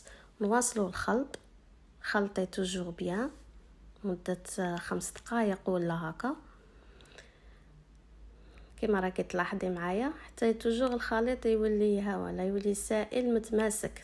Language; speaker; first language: Arabic; native; Arabic